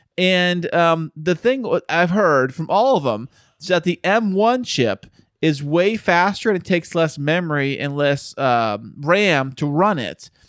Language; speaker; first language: English; native; English